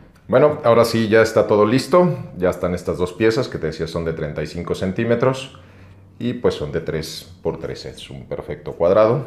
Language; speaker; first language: Spanish; native; Spanish